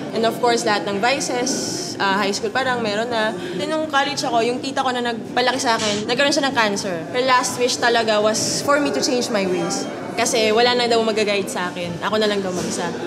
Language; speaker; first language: Filipino; native; Filipino